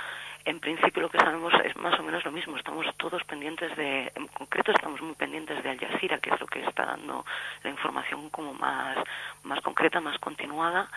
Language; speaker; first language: Spanish; native; Spanish